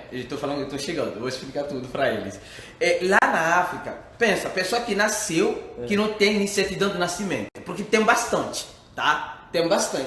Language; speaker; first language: Portuguese; non-native, fluent; French